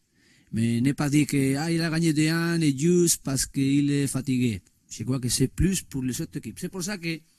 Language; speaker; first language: French; non-native, learner; Spanish